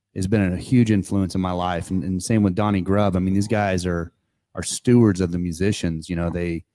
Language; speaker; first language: English; native; English